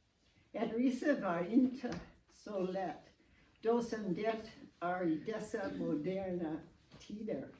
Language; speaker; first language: Swedish; non-native, learner; English